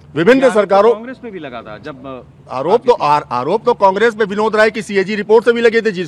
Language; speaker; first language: Hindi; native; Hindi